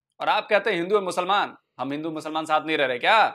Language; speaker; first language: Hindi; native; Hindi